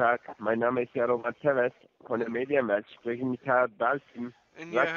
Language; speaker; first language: German; non-native, fluent; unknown